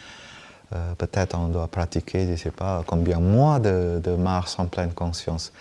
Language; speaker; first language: French; non-native, fluent; Vietnamese